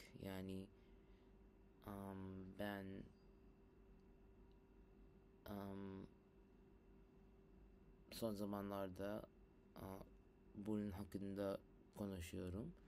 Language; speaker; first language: Turkish; non-native, learner; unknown